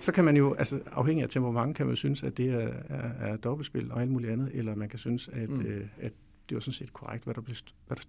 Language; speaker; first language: Danish; native; Danish